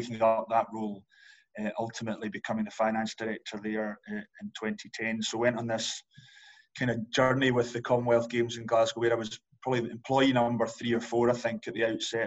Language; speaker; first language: English; native; English